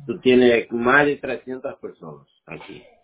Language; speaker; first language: Spanish; non-native, learner; Portuguese